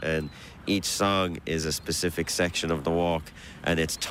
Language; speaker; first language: English; native; English